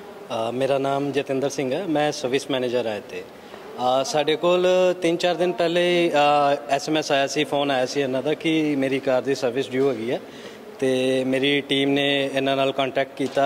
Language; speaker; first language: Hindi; non-native, local second language; Punjabi